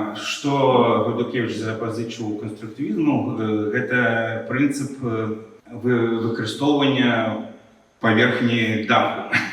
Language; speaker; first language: Belarusian; non-native, local second language; Russian